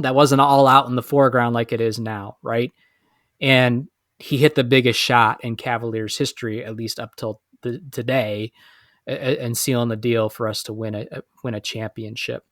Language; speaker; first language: English; native; English